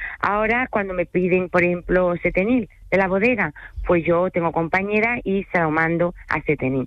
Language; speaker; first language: Spanish; non-native, fluent; French